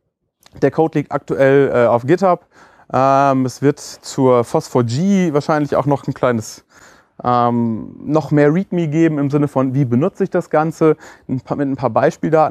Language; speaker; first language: German; native; German